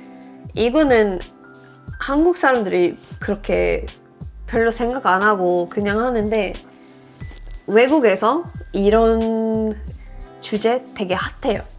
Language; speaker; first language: Korean; non-native, fluent; Swedish